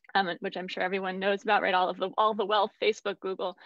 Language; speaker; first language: English; native; English